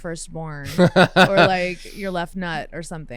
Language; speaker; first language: English; native; English